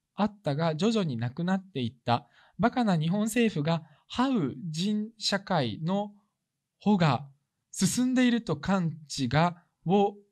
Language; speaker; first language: Japanese; early bilingual, other home language; Russian